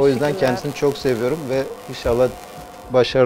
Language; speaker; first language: Turkish; native; Turkish